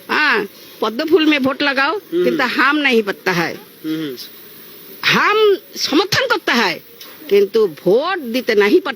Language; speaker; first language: Hindi; non-native, learner; Bangla